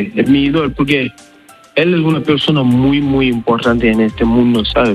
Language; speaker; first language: Spanish; non-native, learner; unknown